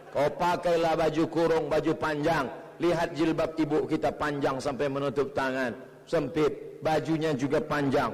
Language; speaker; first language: Indonesian; native; Indonesian